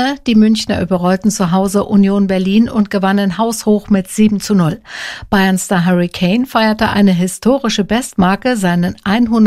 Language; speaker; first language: German; native; German